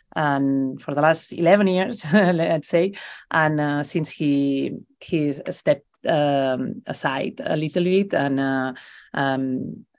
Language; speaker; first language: English; non-native, fluent; Spanish